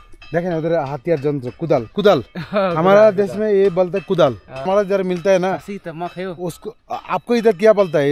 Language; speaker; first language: Hindi; non-native, learner; Bangla